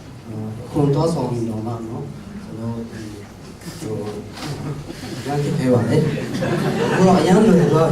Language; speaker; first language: Burmese; non-native, local second language; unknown